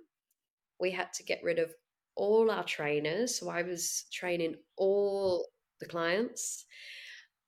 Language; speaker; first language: English; native; English